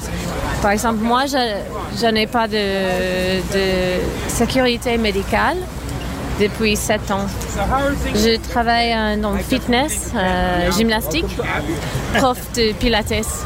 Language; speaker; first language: French; non-native, fluent; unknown